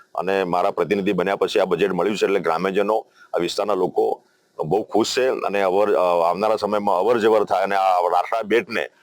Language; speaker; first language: Gujarati; native; Gujarati